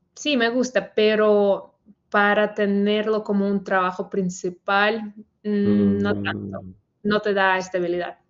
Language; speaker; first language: Spanish; non-native, fluent; Ukrainian